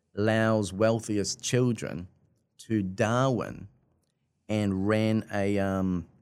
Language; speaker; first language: English; native; English